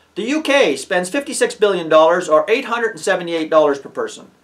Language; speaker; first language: English; native; English